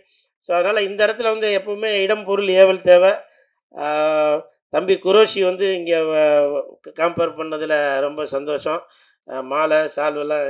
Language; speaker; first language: Tamil; native; Tamil